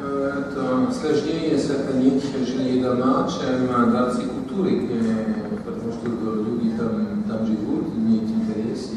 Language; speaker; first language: Russian; non-native, fluent; French